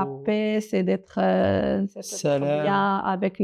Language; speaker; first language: French; non-native, local second language; Arabic